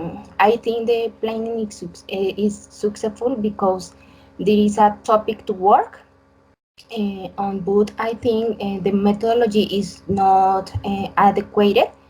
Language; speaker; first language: English; non-native, learner; Spanish